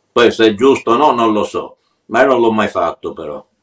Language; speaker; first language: Italian; native; Italian